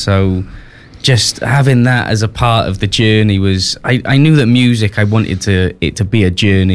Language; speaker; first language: English; native; English